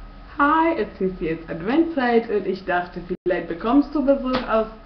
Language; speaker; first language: German; non-native, fluent; Swahili